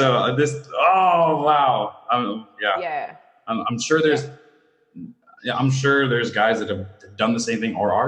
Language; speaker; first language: English; native; English